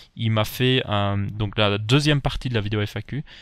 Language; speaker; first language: French; native; French